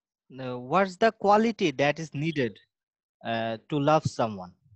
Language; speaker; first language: English; non-native, local second language; Bangla